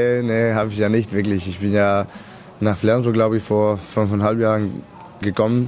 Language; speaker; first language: German; non-native, fluent; Serbian